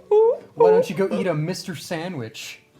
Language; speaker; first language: English; native; English